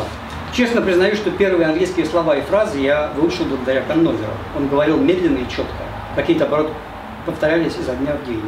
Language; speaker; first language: Russian; native; Russian